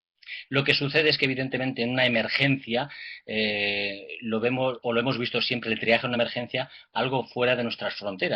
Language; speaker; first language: Spanish; native; Spanish